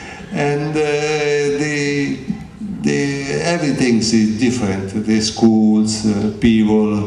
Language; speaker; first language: English; non-native, learner; Italian